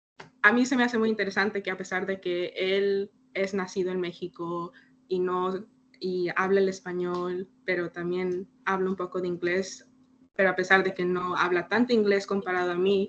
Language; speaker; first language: Spanish; early bilingual, heritage; Spanish